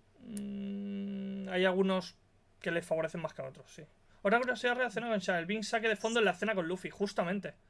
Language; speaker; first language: Spanish; native; Spanish